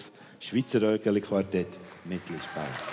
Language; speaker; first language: German; native; German